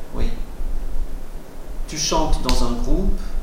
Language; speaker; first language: French; non-native, fluent; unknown